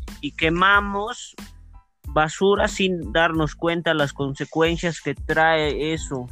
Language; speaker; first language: Spanish; native; Spanish